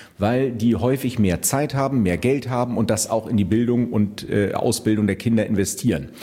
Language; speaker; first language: German; native; German